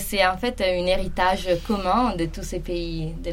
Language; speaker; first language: French; non-native, fluent; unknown